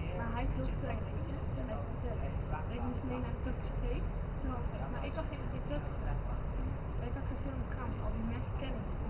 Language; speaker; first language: Dutch; early bilingual, other home language; Turkish